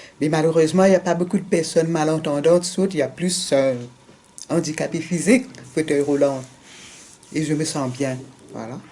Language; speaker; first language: French; non-native, local second language; Morisyen